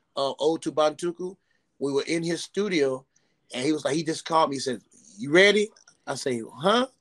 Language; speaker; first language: English; native; English